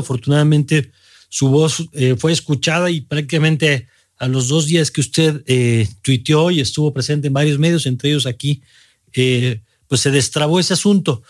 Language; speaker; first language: Spanish; native; Spanish